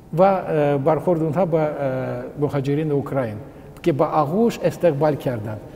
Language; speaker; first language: Persian; non-native, fluent; Russian